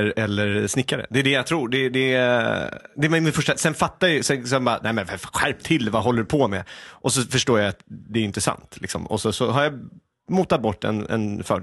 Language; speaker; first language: Swedish; native; Swedish